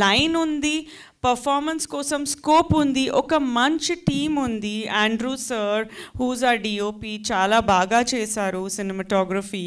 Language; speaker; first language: Telugu; non-native, fluent; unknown